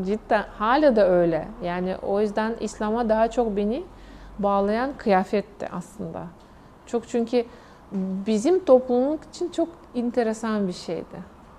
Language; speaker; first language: Turkish; non-native, fluent; Russian